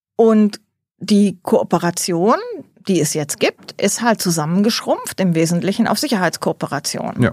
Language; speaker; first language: German; native; German